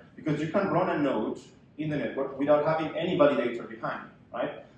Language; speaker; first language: English; non-native, fluent; Spanish